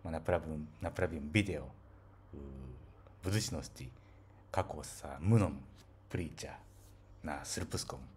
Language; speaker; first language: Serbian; non-native, fluent; Japanese